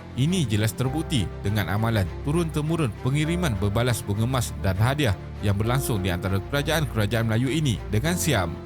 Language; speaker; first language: Malay; native; Malay